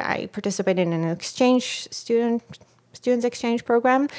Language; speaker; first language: English; non-native, fluent; Hebrew